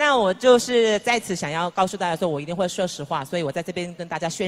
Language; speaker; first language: Chinese; native; Chinese